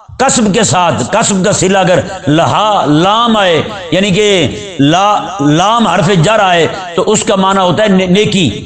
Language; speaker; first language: Urdu; non-native, local second language; Punjabi